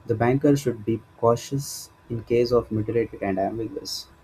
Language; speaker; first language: English; non-native, local second language; Kannada